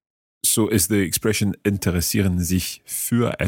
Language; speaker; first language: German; non-native, learner; English